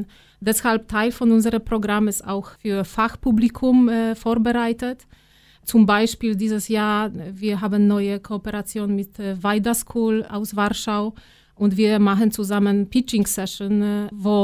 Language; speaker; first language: German; non-native, fluent; Polish